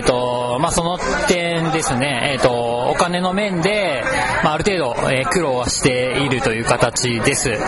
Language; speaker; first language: Japanese; native; Japanese